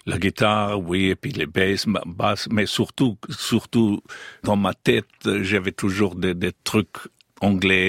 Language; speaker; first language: French; non-native, fluent; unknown